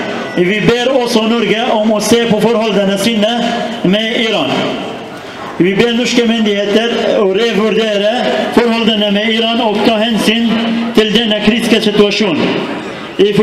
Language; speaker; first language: Norwegian; non-native, fluent; Kurdish